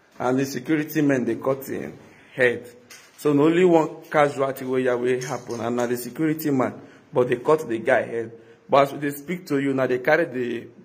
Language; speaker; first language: Nigerian Pidgin; non-native, local second language; Igbo